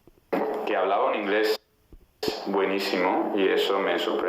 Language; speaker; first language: Spanish; non-native, fluent; Italian